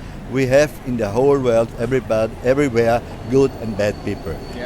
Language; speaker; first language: English; non-native, learner; German